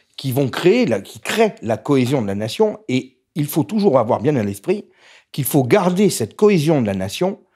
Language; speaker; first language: French; native; French